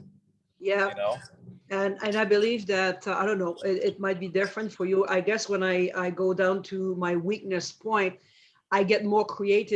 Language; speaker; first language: English; non-native, fluent; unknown